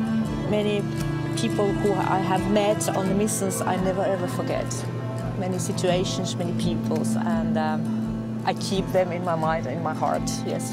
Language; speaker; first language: English; non-native, learner; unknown